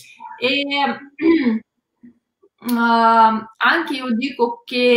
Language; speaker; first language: Italian; non-native, learner; Russian